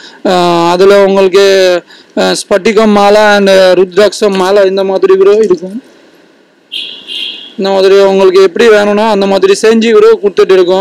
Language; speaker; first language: Tamil; non-native, fluent; Bangla